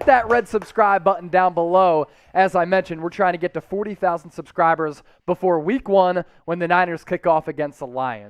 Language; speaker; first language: English; native; English